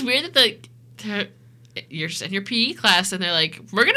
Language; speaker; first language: English; native; English